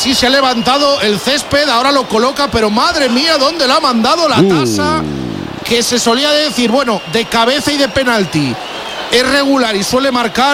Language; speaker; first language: Spanish; native; Spanish